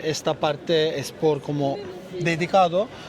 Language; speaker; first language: Spanish; non-native, learner; Turkish